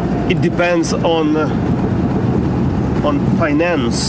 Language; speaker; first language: English; non-native, fluent; Ukrainian